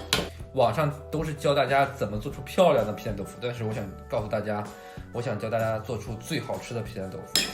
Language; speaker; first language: Chinese; native; Chinese